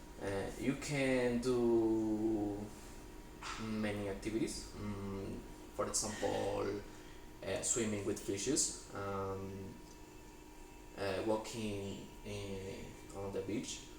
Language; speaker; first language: English; non-native, learner; Spanish